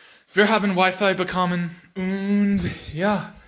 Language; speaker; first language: German; non-native, learner; English